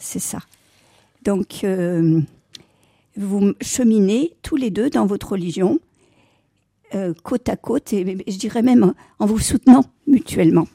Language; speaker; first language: French; native; French